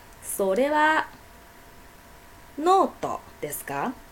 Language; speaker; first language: Japanese; non-native, fluent; Chinese